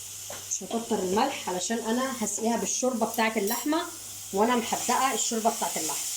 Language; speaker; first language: Arabic; native; Arabic